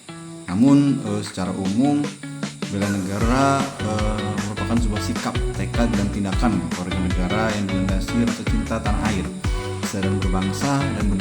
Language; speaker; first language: Indonesian; native; Indonesian